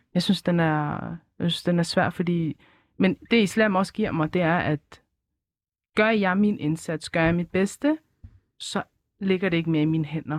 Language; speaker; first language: Danish; early bilingual, other home language; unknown